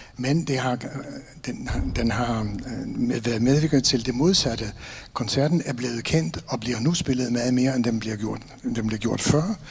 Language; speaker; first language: Danish; non-native, fluent; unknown